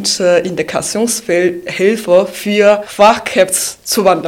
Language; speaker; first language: German; non-native, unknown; Chinese